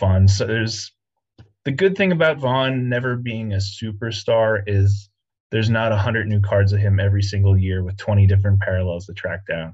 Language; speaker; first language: English; native; English